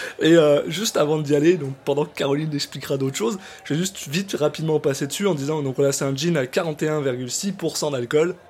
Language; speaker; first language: French; native; French